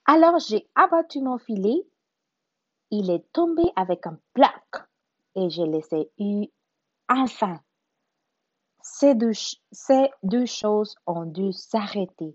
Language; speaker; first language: French; non-native, learner; Spanish